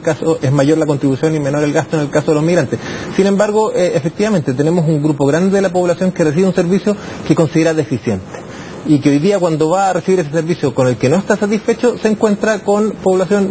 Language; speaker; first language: Spanish; native; Spanish